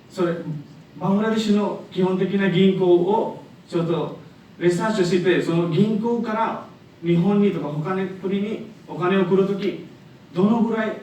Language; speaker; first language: Japanese; non-native, learner; Bangla